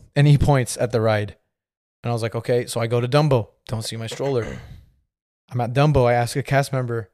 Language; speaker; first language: English; native; English